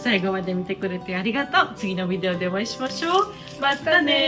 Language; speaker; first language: Japanese; non-native, learner; Georgian